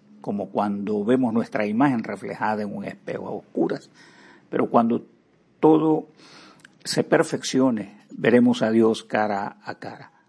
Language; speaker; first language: Spanish; native; Spanish